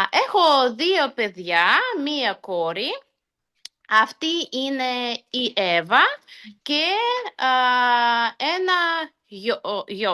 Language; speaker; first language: Greek; non-native, learner; Russian